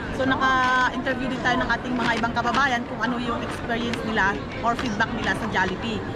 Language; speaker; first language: Filipino; non-native, local second language; Iloko